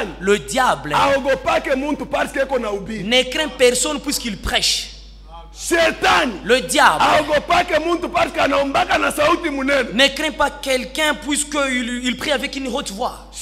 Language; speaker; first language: French; non-native, local second language; Swahili